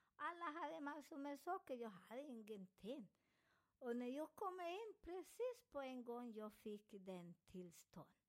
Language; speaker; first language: Swedish; non-native, learner; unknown